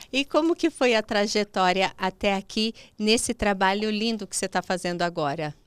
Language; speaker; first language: Portuguese; native; Portuguese